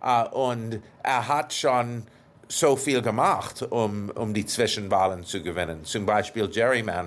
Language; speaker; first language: German; non-native, fluent; English